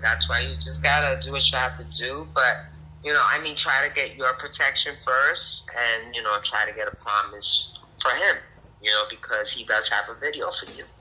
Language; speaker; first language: English; early bilingual, other home language; Spanish